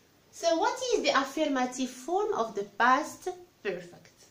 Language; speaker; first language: English; non-native, fluent; Arabic